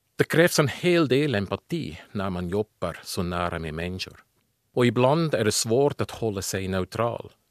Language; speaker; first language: Swedish; non-native, fluent; German